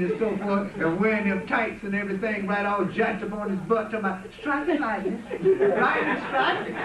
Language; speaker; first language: English; native; English